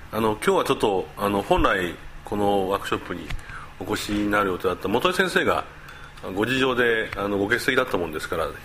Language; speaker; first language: Japanese; native; Japanese